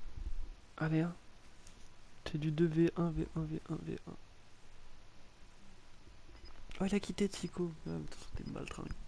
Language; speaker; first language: French; native; French